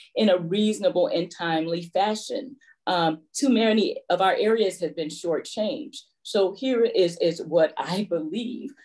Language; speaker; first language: English; native; English